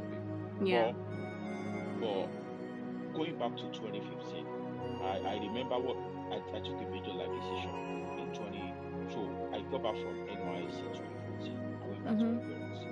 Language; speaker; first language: English; non-native, local second language; Yoruba